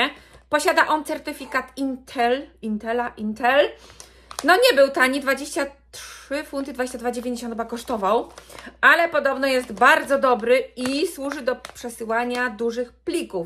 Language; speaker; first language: Polish; native; Polish